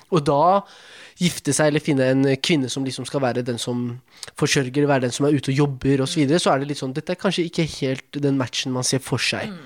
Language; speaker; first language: Norwegian; early bilingual, other home language; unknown